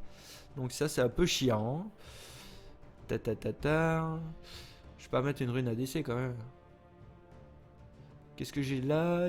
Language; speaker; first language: French; native; French